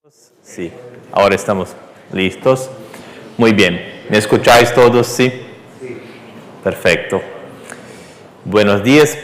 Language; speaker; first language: Spanish; non-native, fluent; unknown